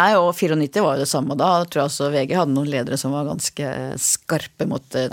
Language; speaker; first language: Norwegian; native; Norwegian